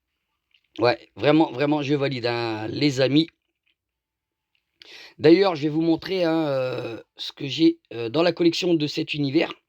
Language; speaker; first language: French; native; French